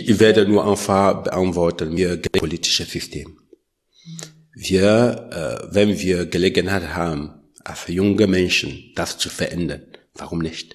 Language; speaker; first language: German; non-native, learner; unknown